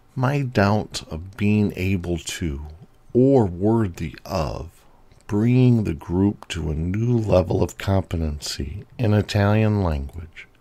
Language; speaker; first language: English; native; English